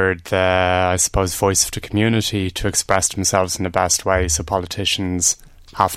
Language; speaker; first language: English; native; English